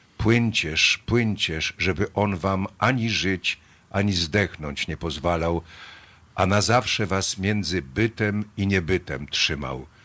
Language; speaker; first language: Polish; native; Polish